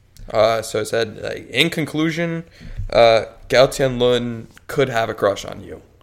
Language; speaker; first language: English; native; English